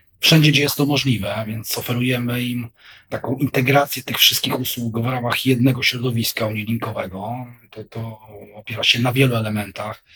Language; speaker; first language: Polish; native; Polish